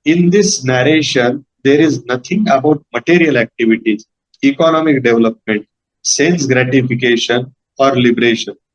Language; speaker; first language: English; non-native, local second language; Marathi